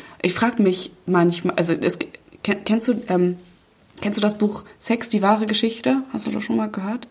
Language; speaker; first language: German; native; German